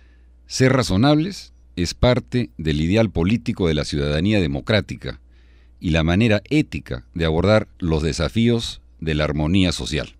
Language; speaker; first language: Spanish; native; Spanish